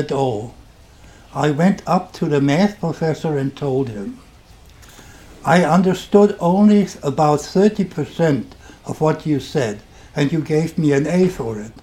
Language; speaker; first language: English; non-native, fluent; German